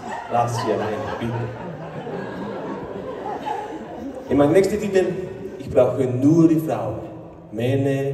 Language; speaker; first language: German; non-native, learner; Italian